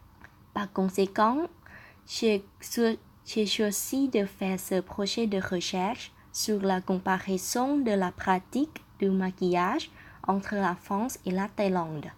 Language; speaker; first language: French; non-native, fluent; Thai